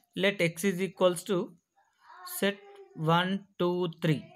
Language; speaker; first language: English; non-native, local second language; Telugu